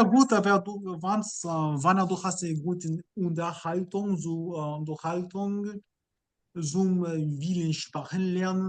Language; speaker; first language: German; non-native, learner; English